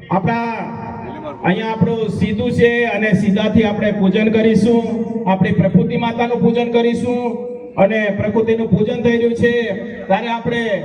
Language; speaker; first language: Gujarati; non-native, local second language; Bhili